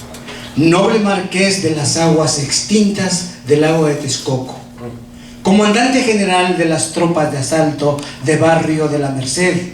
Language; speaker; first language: Spanish; native; Spanish